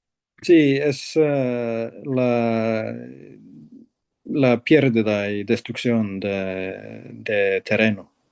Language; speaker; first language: Spanish; non-native, fluent; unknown